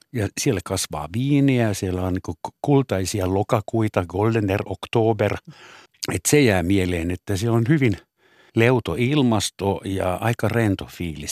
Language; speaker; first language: Finnish; non-native, fluent; German